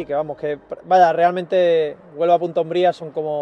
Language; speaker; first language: Spanish; native; Spanish